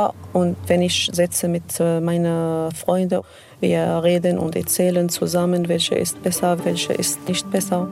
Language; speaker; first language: German; non-native, learner; Arabic